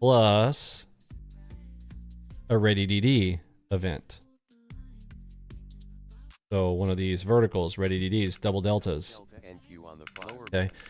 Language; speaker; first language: English; native; English